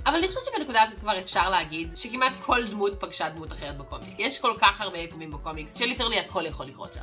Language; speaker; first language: Hebrew; native; Hebrew